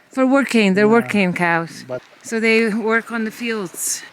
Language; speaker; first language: English; native; English